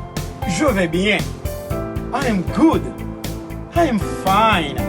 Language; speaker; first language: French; non-native, local second language; Haitian Creole